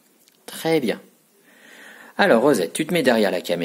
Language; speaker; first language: French; native; French